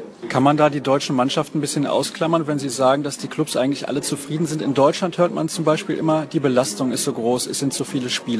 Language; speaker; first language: German; native; German